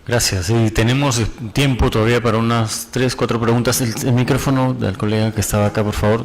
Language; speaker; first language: Spanish; native; Spanish